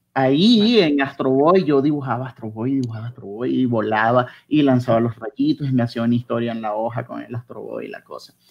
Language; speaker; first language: Spanish; native; Spanish